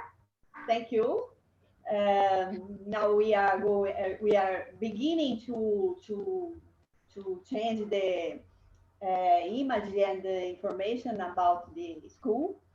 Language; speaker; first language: English; non-native, learner; Portuguese